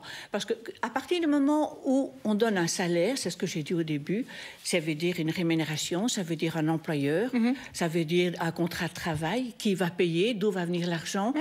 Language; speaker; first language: French; native; French